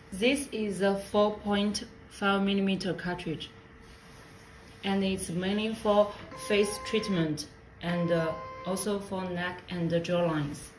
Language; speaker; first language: English; non-native, learner; Chinese